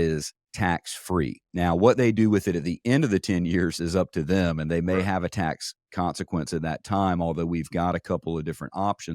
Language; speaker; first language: English; native; English